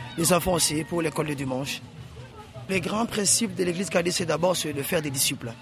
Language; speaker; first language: French; non-native, local second language; Lingala